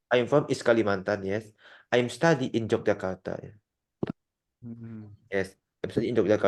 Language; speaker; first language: English; non-native, learner; Indonesian